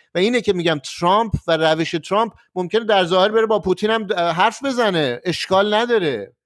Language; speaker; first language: Persian; native; Persian